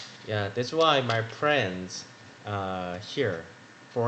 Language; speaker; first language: English; non-native, learner; Korean